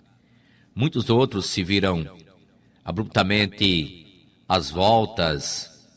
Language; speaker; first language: Portuguese; native; Portuguese